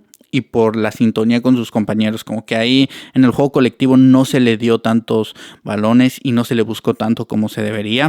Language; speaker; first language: Spanish; native; Spanish